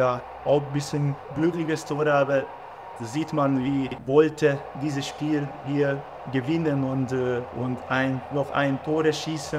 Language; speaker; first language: German; non-native, learner; Hungarian